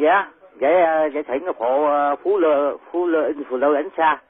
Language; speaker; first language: Danish; non-native, learner; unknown